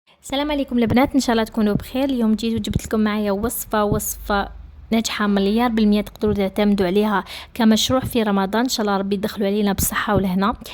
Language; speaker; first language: Arabic; native; Arabic